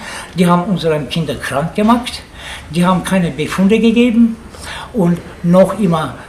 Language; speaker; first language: German; non-native, learner; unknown